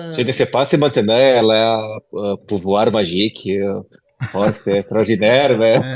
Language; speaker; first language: French; non-native, learner; Portuguese